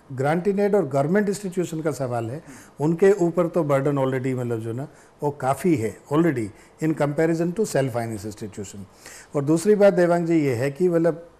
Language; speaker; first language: Hindi; native; Hindi